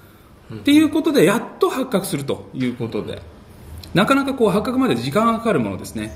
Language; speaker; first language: Japanese; native; Japanese